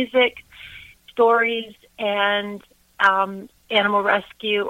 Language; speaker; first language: English; native; English